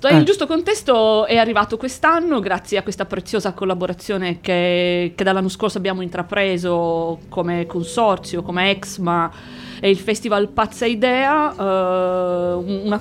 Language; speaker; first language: Italian; native; Italian